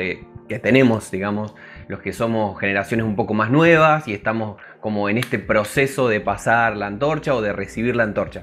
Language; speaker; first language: Spanish; native; Spanish